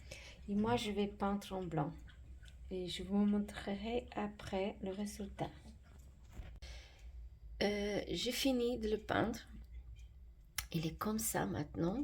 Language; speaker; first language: French; non-native, fluent; Portuguese